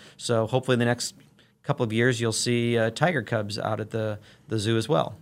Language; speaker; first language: English; native; English